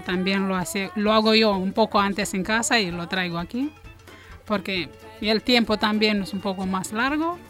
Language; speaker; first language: Spanish; non-native, fluent; Romanian